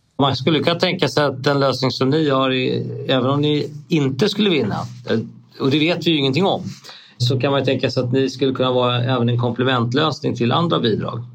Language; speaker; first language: Swedish; native; Swedish